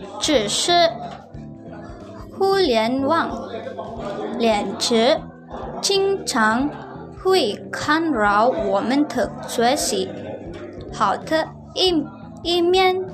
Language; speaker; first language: Chinese; non-native, learner; Indonesian